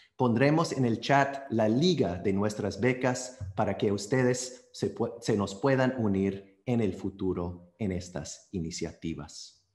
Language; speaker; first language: Spanish; non-native, fluent; English